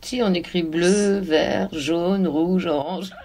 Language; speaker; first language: French; native; French